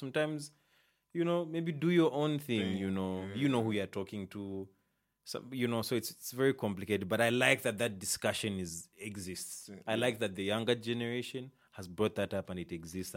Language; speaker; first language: English; native; English